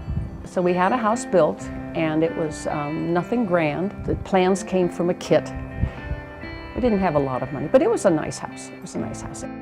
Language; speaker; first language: English; native; English